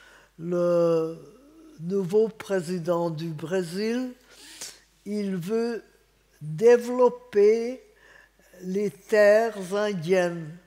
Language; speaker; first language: French; non-native, fluent; Hungarian